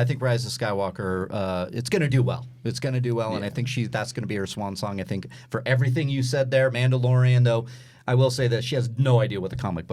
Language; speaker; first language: English; native; English